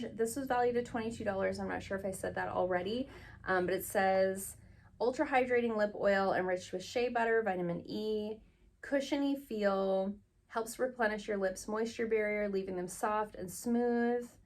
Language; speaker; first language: English; native; English